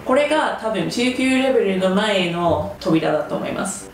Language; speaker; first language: Japanese; non-native, fluent; English